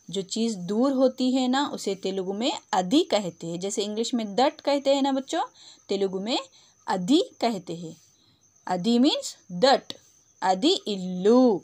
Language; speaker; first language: Hindi; non-native, local second language; Telugu